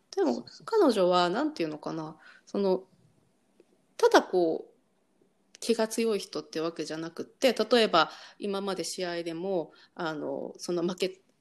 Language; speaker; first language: Japanese; native; Japanese